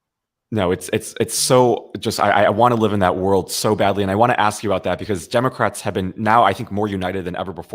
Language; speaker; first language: English; native; English